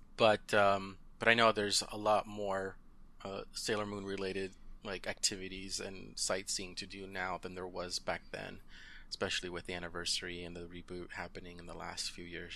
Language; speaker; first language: English; early bilingual, other home language; Spanish